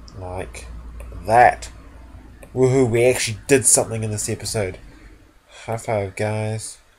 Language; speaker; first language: English; native; English